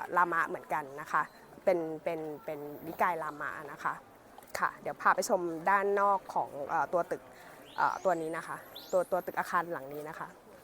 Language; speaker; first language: Thai; native; Thai